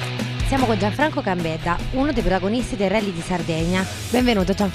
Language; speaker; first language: Italian; native; Italian